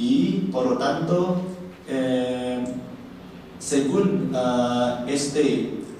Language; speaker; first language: Spanish; non-native, learner; Indonesian